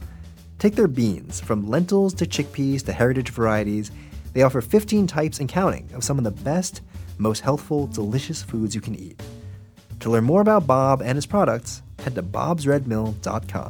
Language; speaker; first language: English; native; English